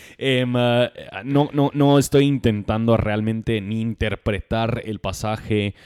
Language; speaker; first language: Spanish; non-native, fluent; English